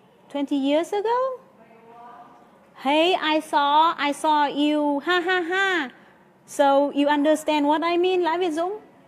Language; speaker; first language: English; non-native, fluent; Vietnamese